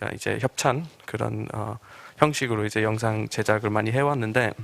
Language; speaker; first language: Korean; non-native, fluent; English